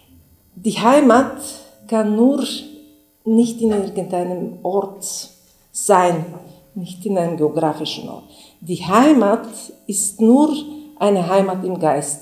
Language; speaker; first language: German; non-native, fluent; Bulgarian